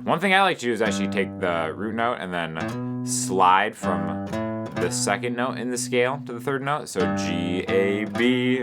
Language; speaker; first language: English; native; English